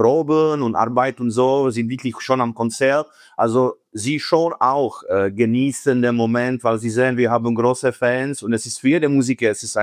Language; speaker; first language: German; non-native, fluent; Czech